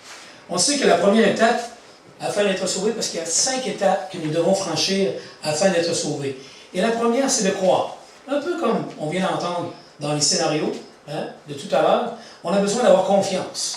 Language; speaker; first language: French; native; French